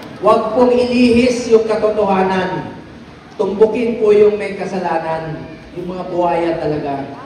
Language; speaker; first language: Filipino; non-native, local second language; Cebuano